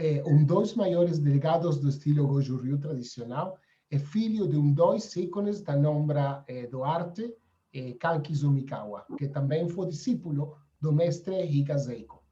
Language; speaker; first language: Portuguese; non-native, fluent; Spanish